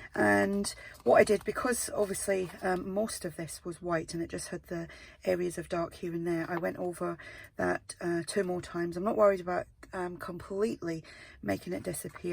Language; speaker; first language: English; native; English